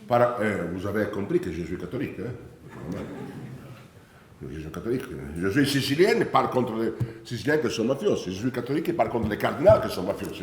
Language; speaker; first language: French; non-native, fluent; Italian